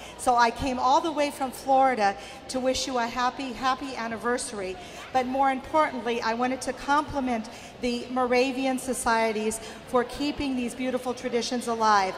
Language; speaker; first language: English; early bilingual, other home language; Czech